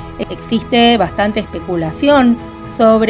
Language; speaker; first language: Spanish; native; Spanish